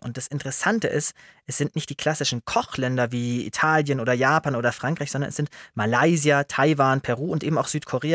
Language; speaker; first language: German; native; German